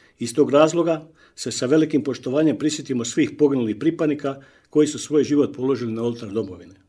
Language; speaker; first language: Croatian; native; Croatian